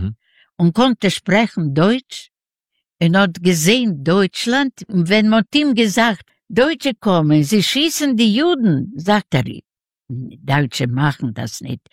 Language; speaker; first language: German; non-native, learner; Yiddish